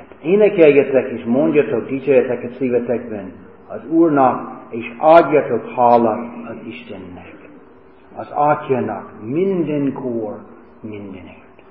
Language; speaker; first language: Hungarian; non-native, fluent; English